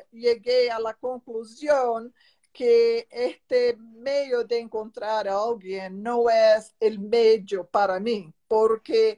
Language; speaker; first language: Spanish; non-native, learner; Portuguese